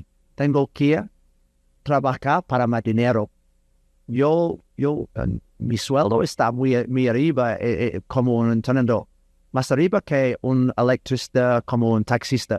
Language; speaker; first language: Spanish; non-native, learner; English